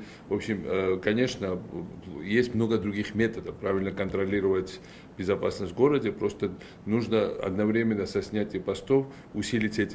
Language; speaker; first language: Russian; non-native, local second language; Georgian